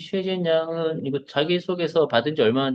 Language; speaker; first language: Korean; native; Korean